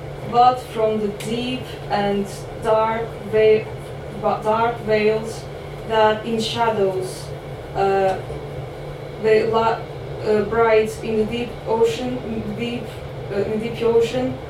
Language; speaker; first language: English; non-native, fluent; Portuguese